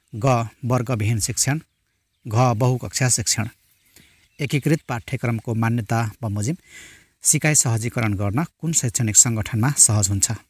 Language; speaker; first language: Nepali; non-native, local second language; Rana Tharu